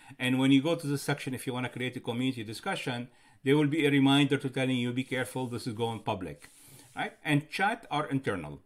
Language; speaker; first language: English; non-native, fluent; Arabic